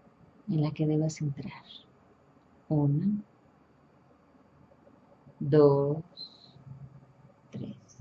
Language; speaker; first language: Spanish; native; Spanish